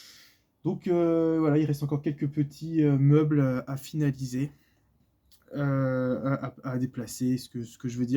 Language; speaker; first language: French; native; French